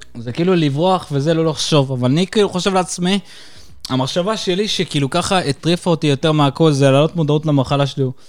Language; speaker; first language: Hebrew; early bilingual, other home language; Russian